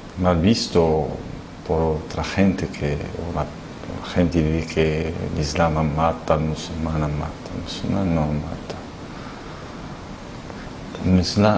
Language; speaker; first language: Spanish; non-native, learner; Arabic